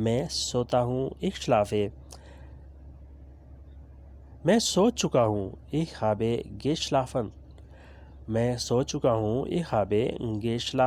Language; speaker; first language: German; non-native, learner; Urdu